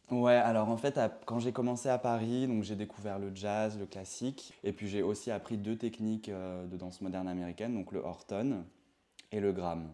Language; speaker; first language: French; native; French